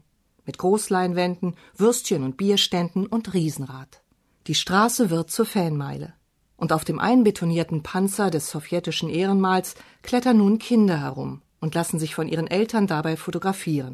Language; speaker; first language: German; native; German